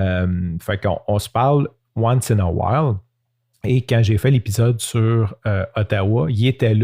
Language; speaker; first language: French; native; French